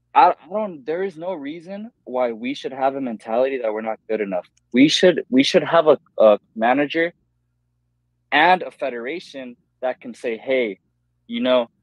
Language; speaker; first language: English; native; English